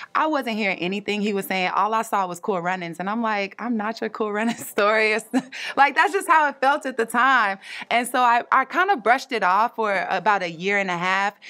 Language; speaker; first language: English; native; English